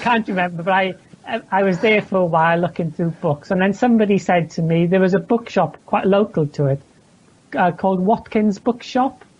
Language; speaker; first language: English; native; English